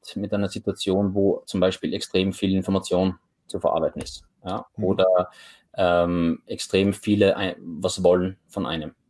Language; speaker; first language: German; native; German